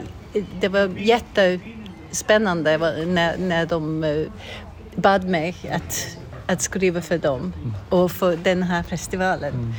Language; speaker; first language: Swedish; non-native, fluent; English